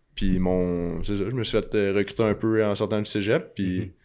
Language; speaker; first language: French; native; French